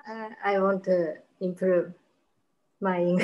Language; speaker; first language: English; non-native, learner; Chinese